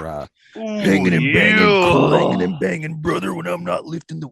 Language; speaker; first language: English; native; English